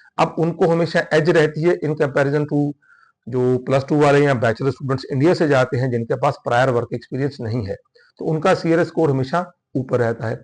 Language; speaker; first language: Hindi; non-native, local second language; Punjabi